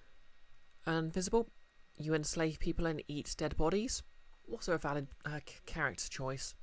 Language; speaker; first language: English; native; English